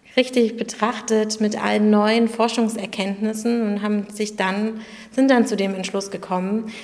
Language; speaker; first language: German; native; German